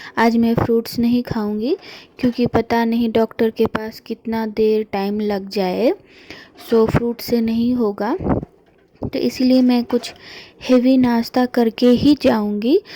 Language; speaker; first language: Hindi; non-native, local second language; Bangla